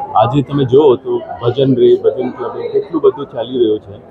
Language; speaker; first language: Gujarati; non-native, learner; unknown